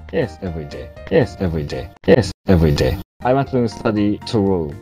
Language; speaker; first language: English; non-native, learner; Japanese